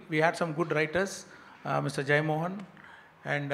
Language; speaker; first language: Telugu; non-native, local second language; Tamil